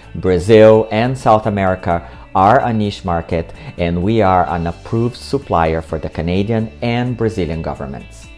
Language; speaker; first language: English; non-native, fluent; Portuguese